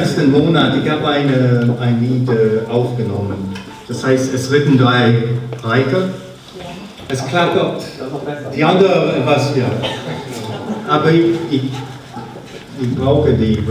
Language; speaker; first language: German; non-native, learner; Dutch